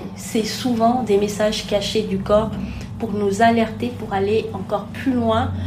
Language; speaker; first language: French; non-native, local second language; Wolof